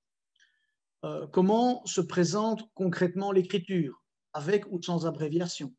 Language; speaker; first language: French; native; French